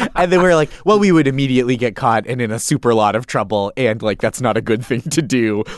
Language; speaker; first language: English; native; English